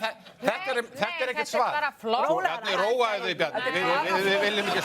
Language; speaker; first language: Icelandic; native; Icelandic